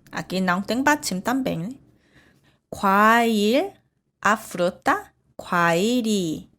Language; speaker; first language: Portuguese; non-native, fluent; Korean